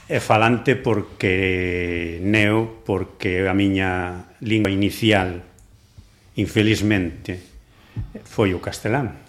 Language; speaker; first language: Galician; non-native, local second language; Spanish